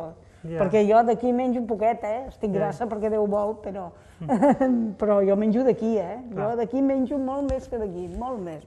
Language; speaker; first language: Catalan; native; Catalan